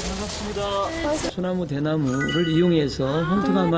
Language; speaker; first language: Korean; native; Korean